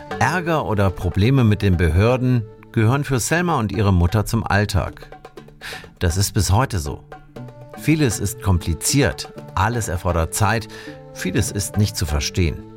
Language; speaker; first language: German; native; German